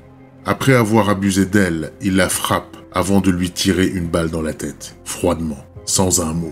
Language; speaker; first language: French; native; French